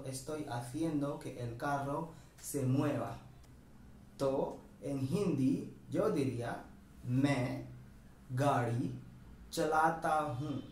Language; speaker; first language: Spanish; non-native, fluent; Hindi